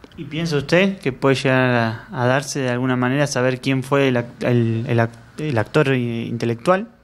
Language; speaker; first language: Spanish; native; Spanish